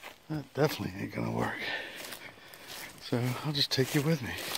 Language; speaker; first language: English; native; English